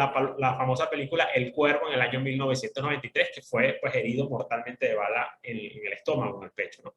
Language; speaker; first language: Spanish; native; Spanish